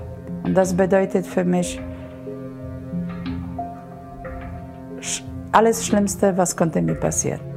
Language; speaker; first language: German; non-native, learner; Polish